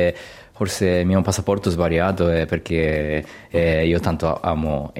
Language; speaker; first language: Italian; non-native, learner; Japanese